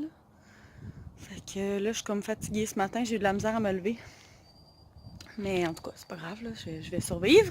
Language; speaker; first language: French; native; French